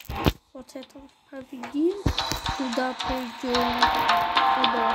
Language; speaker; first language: Russian; non-native, learner; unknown